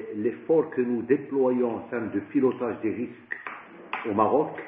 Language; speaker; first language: French; non-native, local second language; Arabic